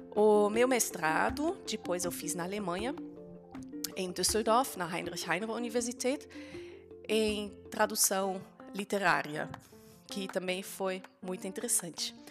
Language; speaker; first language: Portuguese; non-native, fluent; German